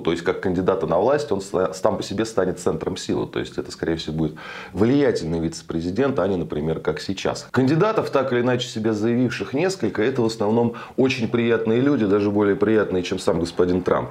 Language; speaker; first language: Russian; native; Russian